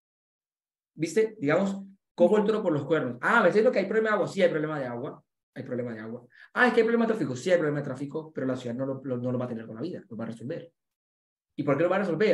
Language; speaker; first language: Spanish; native; Spanish